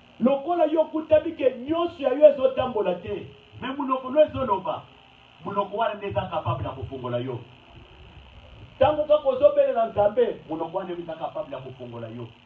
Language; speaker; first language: Lingala; non-native, local second language; Luba-Lulua